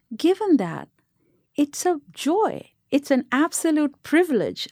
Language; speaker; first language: English; non-native, local second language; Tamil